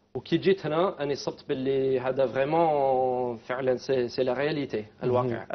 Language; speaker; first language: Arabic; non-native, fluent; English